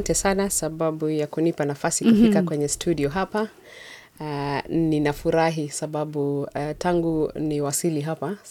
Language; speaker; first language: Swahili; non-native, local second language; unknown